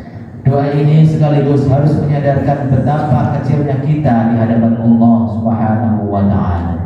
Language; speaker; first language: Indonesian; native; Indonesian